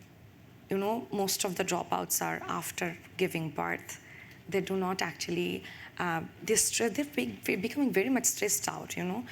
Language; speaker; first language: English; non-native, local second language; Bangla